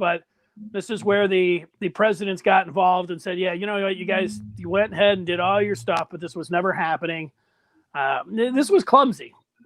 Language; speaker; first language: English; native; English